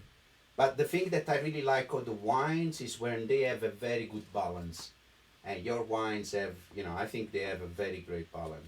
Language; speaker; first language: English; non-native, fluent; Italian